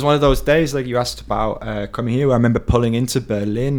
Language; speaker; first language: English; native; English